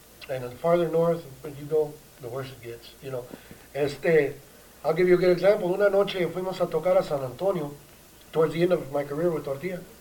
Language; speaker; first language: English; early bilingual, other home language; Spanish